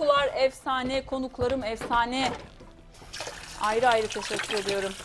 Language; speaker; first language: Turkish; native; Turkish